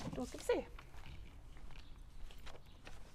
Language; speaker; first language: German; non-native, learner; Swedish